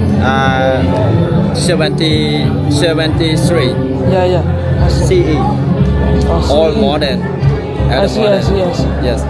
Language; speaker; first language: English; non-native, learner; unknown